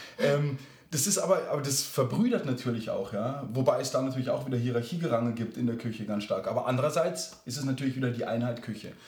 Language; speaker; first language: German; native; German